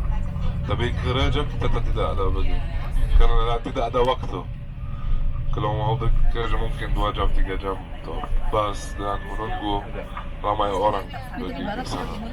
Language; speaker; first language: Indonesian; non-native, fluent; Arabic